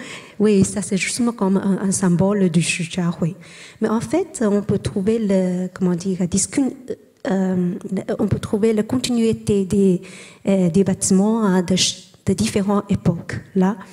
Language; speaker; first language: French; non-native, learner; Chinese